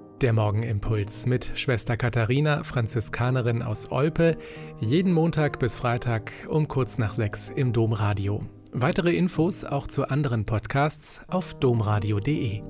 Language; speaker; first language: German; native; German